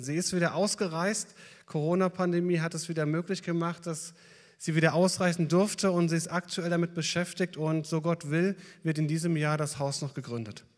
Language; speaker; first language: German; native; German